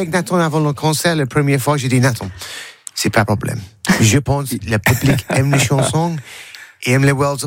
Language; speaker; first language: French; non-native, learner; English